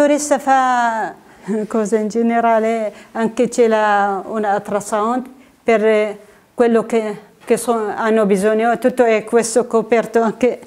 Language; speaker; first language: Italian; non-native, fluent; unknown